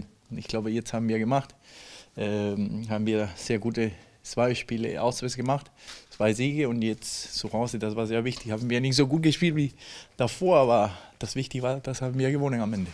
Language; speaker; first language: German; non-native, fluent; Spanish